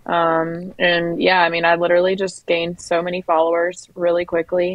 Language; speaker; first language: English; native; English